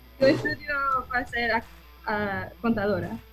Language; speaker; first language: Spanish; early bilingual, heritage; English